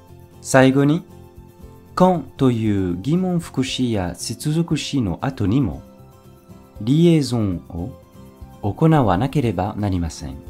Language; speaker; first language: Japanese; non-native, fluent; French